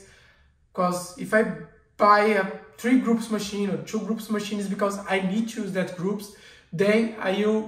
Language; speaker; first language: English; non-native, learner; Portuguese